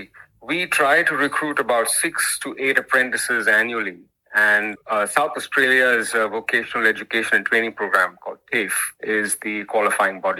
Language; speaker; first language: English; non-native, local second language; Hindi